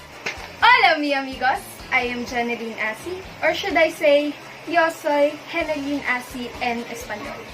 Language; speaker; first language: Spanish; non-native, learner; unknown